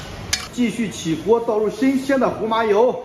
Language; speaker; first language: Chinese; native; Chinese